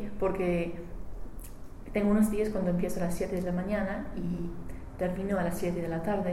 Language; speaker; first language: Spanish; non-native, learner; English